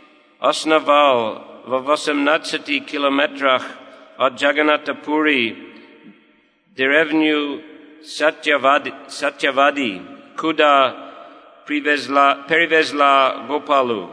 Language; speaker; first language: Russian; non-native, learner; English